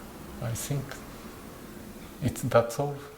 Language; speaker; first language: English; non-native, learner; Japanese